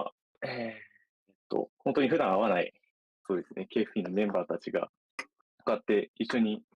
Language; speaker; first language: Japanese; native; Japanese